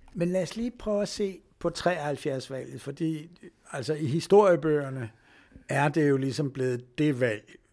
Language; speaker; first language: Danish; native; Danish